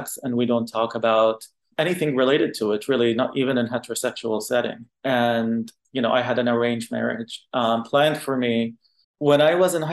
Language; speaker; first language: English; non-native, fluent; Arabic